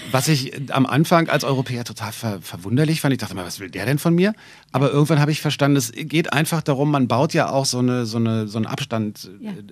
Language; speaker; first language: German; native; German